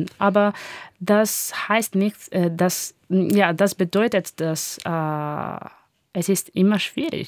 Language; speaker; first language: German; non-native, learner; Italian